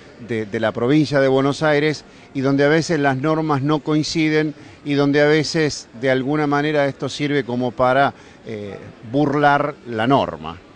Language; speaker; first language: Spanish; native; Spanish